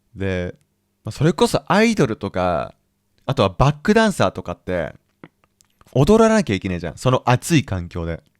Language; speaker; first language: Japanese; native; Japanese